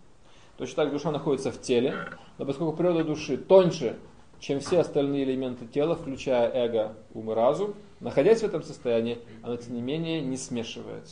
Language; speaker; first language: Russian; native; Russian